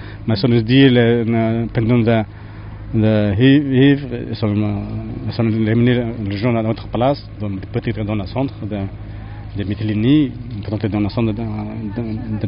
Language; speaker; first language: French; non-native, learner; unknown